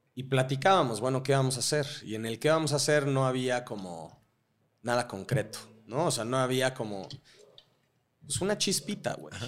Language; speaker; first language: Spanish; native; Spanish